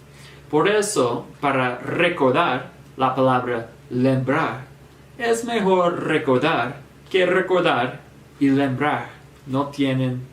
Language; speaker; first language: Spanish; non-native, fluent; English